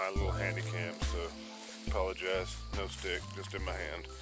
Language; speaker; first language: English; native; English